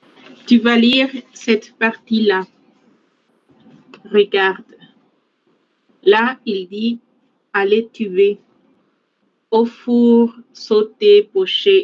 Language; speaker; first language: French; non-native, fluent; Spanish